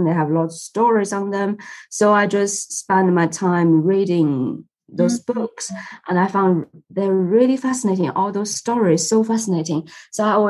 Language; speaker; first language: English; non-native, fluent; Chinese